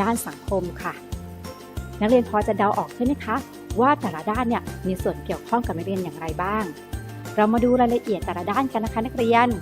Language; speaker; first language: Thai; native; Thai